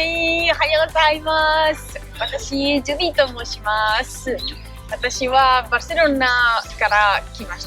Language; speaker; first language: Japanese; non-native, learner; Spanish